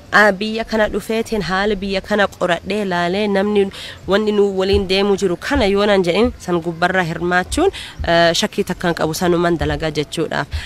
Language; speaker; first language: Oromo; early bilingual, heritage; Oromo